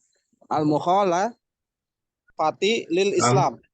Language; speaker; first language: Arabic; non-native, learner; Indonesian